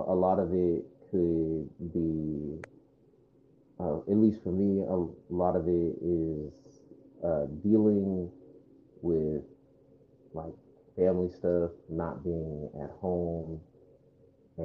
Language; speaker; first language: English; native; English